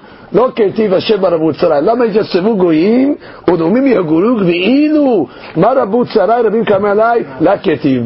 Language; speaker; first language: Hebrew; non-native, fluent; English